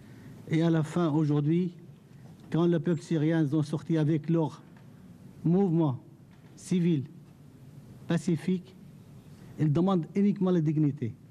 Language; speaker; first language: French; non-native, fluent; Arabic